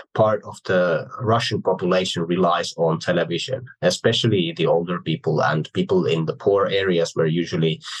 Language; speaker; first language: English; non-native, fluent; Finnish